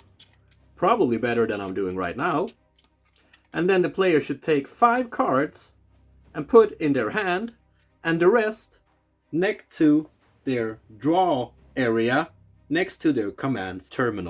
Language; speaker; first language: English; non-native, fluent; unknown